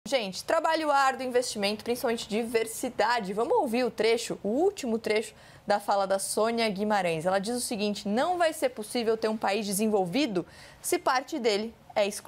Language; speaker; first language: Portuguese; native; Portuguese